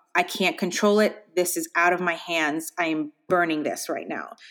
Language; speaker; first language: English; native; English